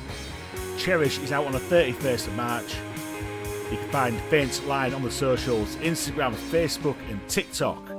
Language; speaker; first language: English; native; English